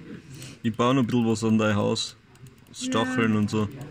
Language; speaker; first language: German; native; German